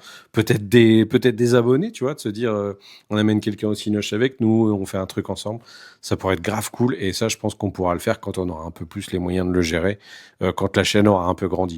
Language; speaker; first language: French; native; French